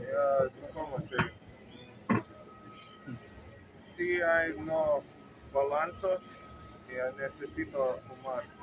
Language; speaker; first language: Spanish; non-native, learner; English